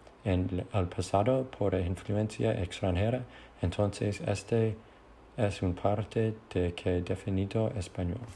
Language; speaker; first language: Spanish; non-native, learner; English